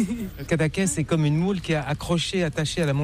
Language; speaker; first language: French; native; French